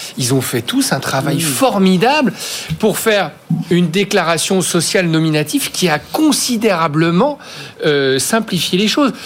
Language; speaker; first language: French; native; French